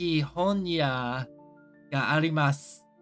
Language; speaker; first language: Japanese; non-native, learner; English